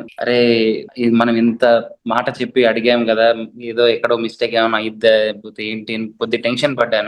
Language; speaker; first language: Telugu; native; Telugu